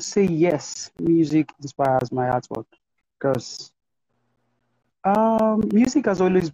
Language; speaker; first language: English; non-native, local second language; Yoruba